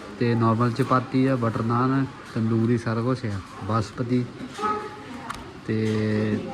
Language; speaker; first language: Punjabi; native; Punjabi